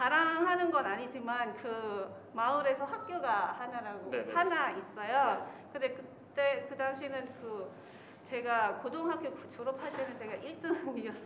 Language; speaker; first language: Korean; non-native, fluent; Filipino